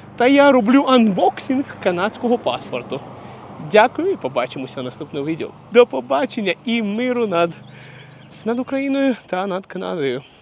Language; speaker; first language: Ukrainian; non-native, local second language; Russian